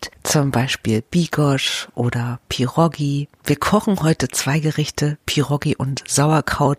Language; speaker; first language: German; native; German